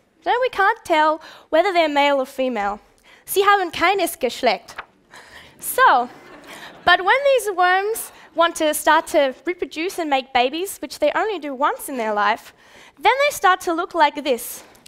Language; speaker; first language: English; native; English